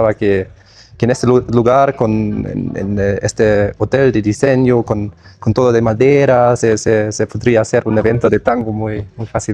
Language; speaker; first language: Spanish; non-native, fluent; German